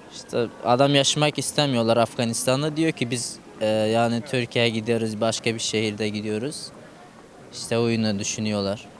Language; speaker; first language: Turkish; non-native, learner; Persian